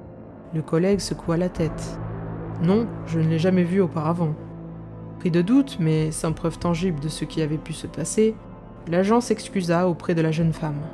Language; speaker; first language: French; native; French